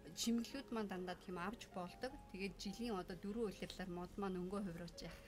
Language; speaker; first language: Mongolian; native; Mongolian